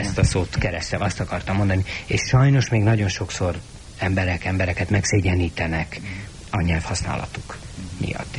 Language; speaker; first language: Hungarian; native; Hungarian